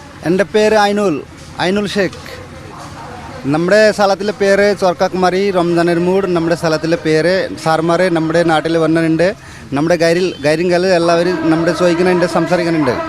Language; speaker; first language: Malayalam; non-native, learner; Bangla